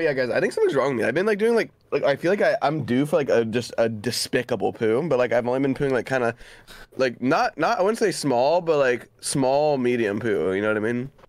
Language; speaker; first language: English; native; English